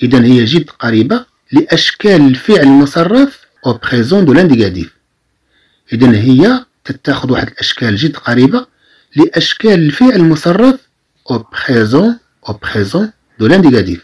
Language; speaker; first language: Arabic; native; Arabic